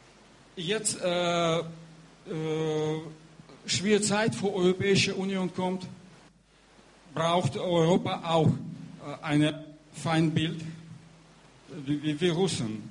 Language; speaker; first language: German; non-native, learner; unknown